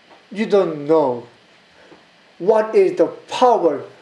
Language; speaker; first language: English; non-native, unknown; Korean